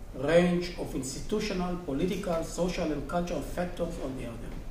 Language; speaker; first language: English; non-native, fluent; Hebrew